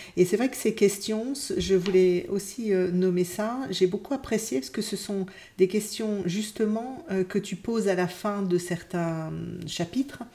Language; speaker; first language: French; native; French